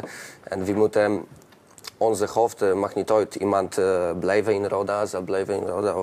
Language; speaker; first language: Dutch; non-native, learner; Polish